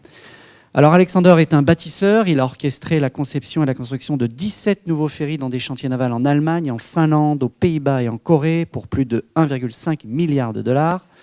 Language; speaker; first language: French; native; French